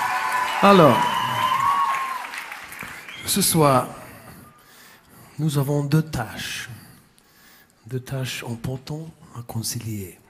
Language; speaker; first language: French; non-native, fluent; English